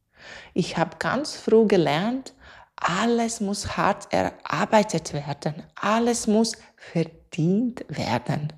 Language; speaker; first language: German; non-native, fluent; Latvian